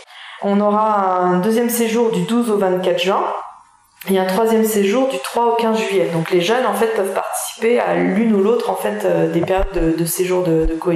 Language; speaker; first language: French; native; French